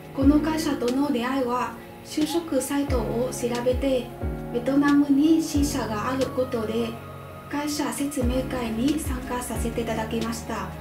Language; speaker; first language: Japanese; non-native, fluent; Vietnamese